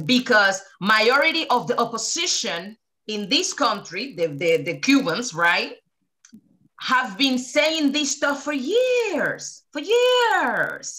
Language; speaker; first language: English; early bilingual, other home language; Spanish